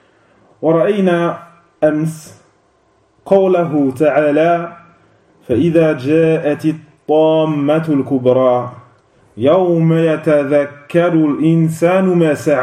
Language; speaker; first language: Arabic; non-native, fluent; French